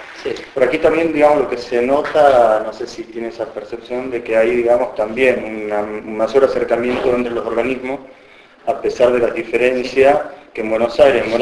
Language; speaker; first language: Spanish; native; Spanish